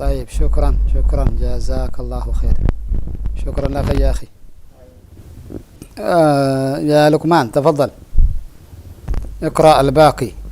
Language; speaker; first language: Arabic; non-native, fluent; Indonesian